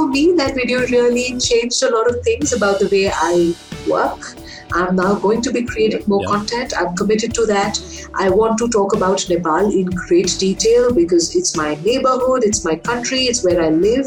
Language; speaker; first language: English; non-native, local second language; Bangla